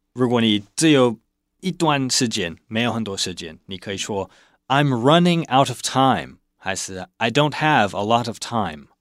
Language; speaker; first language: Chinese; non-native, fluent; English